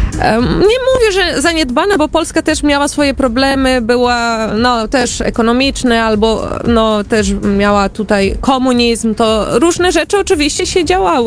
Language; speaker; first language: Polish; non-native, fluent; Portuguese